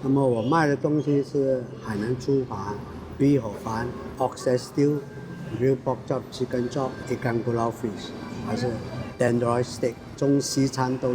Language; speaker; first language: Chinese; non-native, local second language; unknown